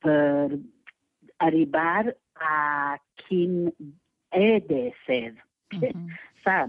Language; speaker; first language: Catalan; non-native, fluent; English